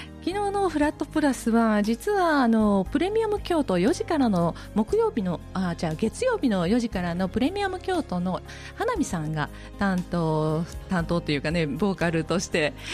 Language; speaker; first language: Japanese; native; Japanese